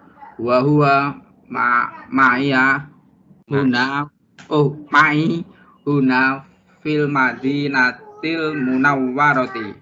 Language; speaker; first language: Arabic; non-native, learner; Indonesian